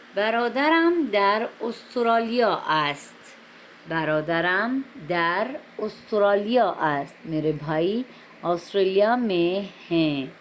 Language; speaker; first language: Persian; non-native, fluent; Urdu